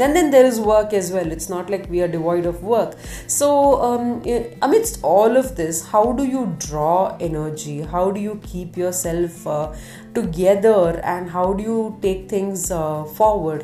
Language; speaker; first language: English; non-native, local second language; Tamil